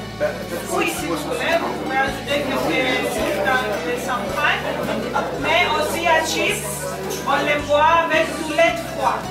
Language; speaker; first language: French; non-native, learner; Greek